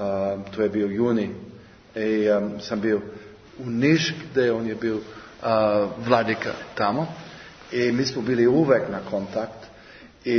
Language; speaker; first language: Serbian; non-native, learner; English